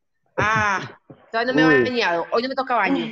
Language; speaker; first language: Spanish; native; Spanish